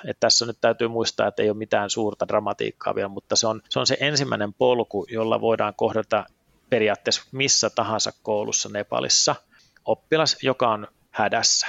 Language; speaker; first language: Finnish; early bilingual, heritage; Finnish